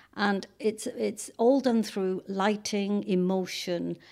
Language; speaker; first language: English; native; English